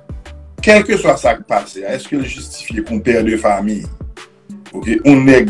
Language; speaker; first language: French; non-native, local second language; Haitian Creole